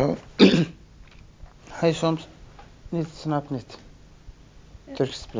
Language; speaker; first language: Dutch; non-native, learner; Turkish